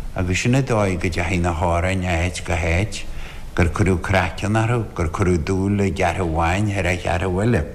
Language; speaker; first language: Irish; native; Irish